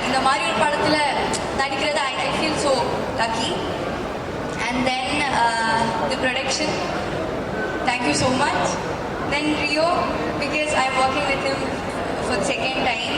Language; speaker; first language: Tamil; non-native, learner; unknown